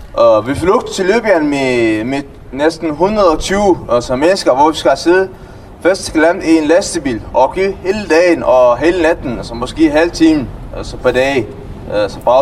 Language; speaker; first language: Danish; non-native, learner; Tigrinya